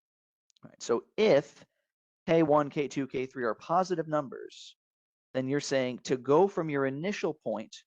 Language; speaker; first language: English; native; English